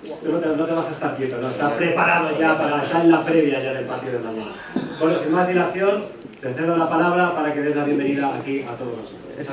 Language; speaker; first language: Spanish; native; Spanish